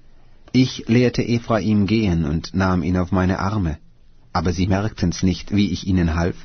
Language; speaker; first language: German; native; German